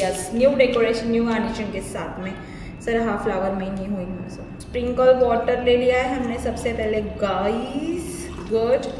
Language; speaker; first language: Hindi; non-native, local second language; Marathi